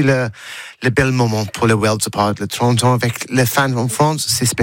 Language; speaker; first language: French; non-native, learner; English